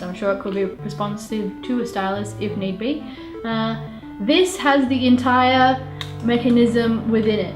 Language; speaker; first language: English; native; English